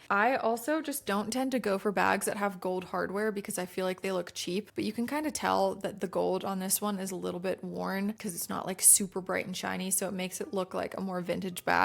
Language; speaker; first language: English; native; English